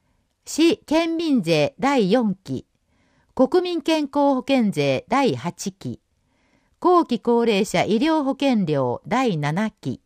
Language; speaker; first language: Japanese; native; Japanese